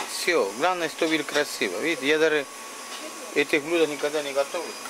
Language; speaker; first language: Russian; non-native, learner; Spanish